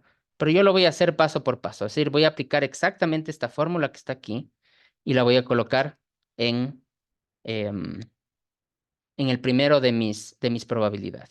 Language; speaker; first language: Spanish; native; Spanish